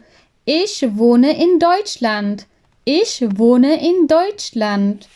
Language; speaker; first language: German; non-native, learner; Urdu